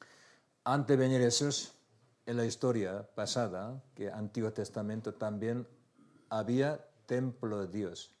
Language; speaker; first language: Spanish; non-native, learner; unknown